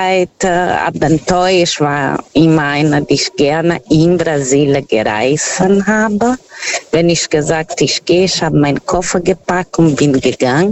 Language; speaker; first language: German; non-native, fluent; Portuguese